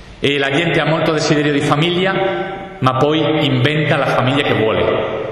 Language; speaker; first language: Italian; non-native, fluent; Spanish